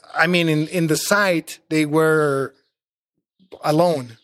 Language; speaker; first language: English; non-native, fluent; Spanish